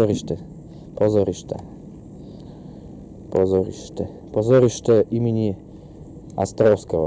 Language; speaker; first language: Russian; native; Russian